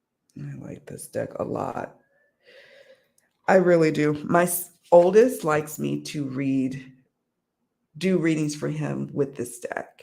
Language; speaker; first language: English; native; English